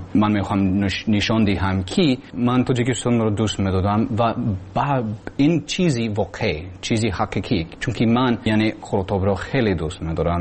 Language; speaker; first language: Persian; non-native, learner; English